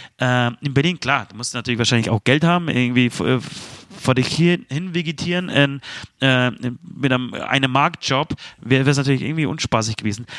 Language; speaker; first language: German; early bilingual, other home language; Polish